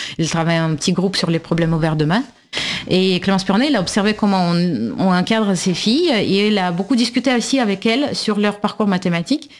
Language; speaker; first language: French; non-native, fluent; Russian